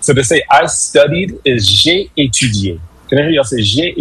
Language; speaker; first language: French; non-native, fluent; English